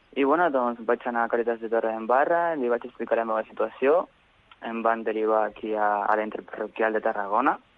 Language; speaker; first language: Catalan; early bilingual, other home language; Spanish